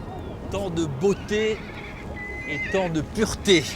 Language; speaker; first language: French; native; French